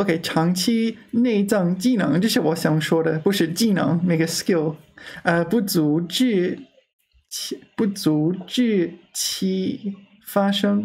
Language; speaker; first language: Chinese; non-native, learner; English